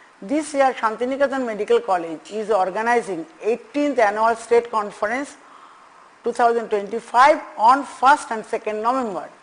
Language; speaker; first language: English; non-native, local second language; Bangla